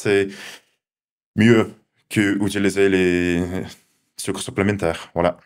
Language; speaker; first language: French; non-native, fluent; Russian